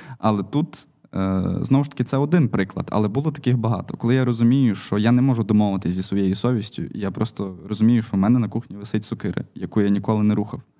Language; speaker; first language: Ukrainian; non-native, local second language; Russian